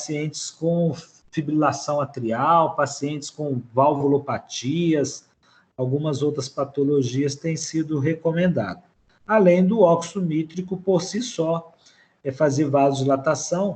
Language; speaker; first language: Portuguese; native; Portuguese